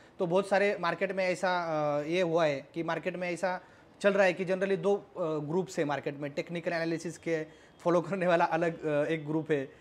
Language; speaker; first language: Hindi; non-native, local second language; Marathi